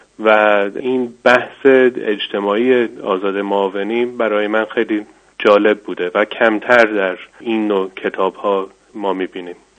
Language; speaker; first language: Persian; early bilingual, heritage; Persian